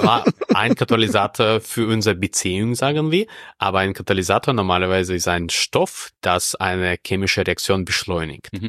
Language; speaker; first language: German; non-native, fluent; Russian